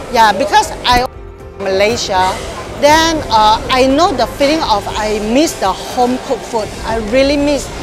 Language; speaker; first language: English; non-native, local second language; Min Nan Chinese